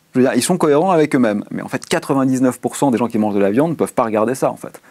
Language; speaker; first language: French; native; French